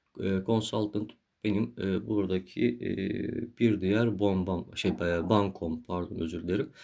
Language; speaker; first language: Turkish; native; Turkish